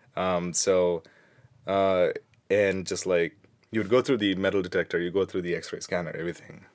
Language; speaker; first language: English; non-native, local second language; Punjabi